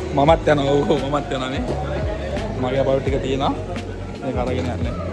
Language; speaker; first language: Sinhala; non-native, local second language; Tamil